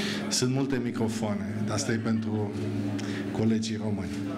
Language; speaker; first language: Romanian; native; Romanian